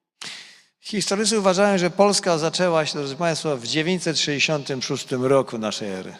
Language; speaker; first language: Polish; native; Polish